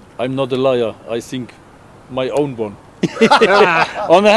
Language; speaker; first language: English; non-native, learner; German